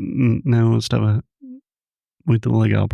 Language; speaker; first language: Portuguese; non-native, fluent; English